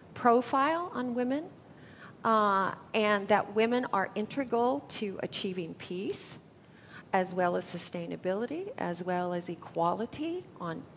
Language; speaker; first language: English; native; English